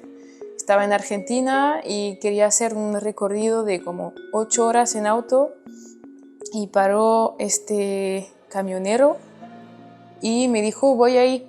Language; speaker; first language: Spanish; non-native, fluent; French